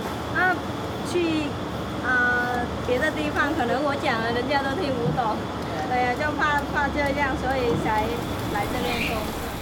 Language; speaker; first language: Chinese; non-native, learner; Vietnamese